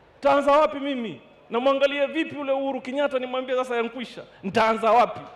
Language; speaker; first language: Swahili; native; Swahili